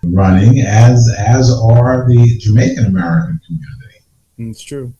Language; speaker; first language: English; native; English